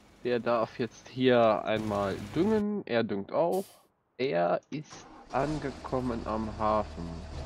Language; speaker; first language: German; native; German